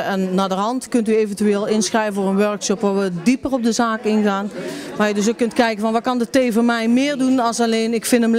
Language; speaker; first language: Dutch; native; Dutch